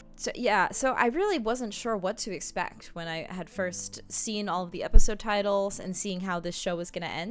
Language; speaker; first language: English; native; English